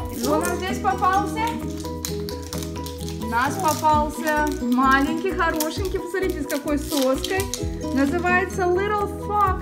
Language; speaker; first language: Russian; native; Russian